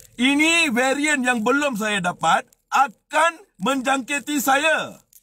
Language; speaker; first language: Malay; non-native, local second language; Tamil